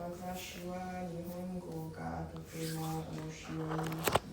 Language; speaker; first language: Japanese; non-native, learner; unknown